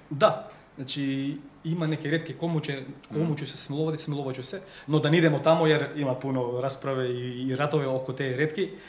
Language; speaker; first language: Serbian; non-native, fluent; Macedonian